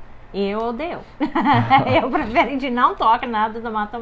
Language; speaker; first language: Portuguese; non-native, fluent; English